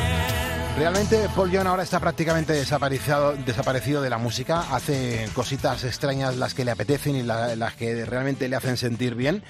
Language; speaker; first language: Spanish; native; Spanish